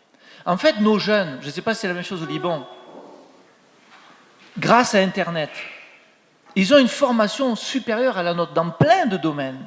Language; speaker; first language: French; native; French